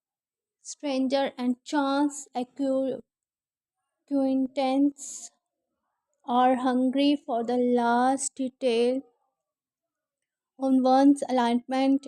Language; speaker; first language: English; non-native, learner; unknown